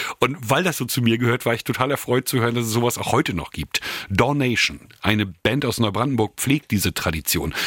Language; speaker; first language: German; native; German